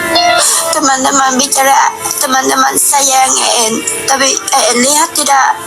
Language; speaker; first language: Indonesian; non-native, learner; Vietnamese